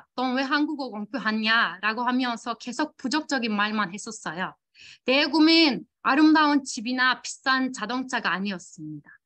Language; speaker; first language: Korean; non-native, fluent; Turkish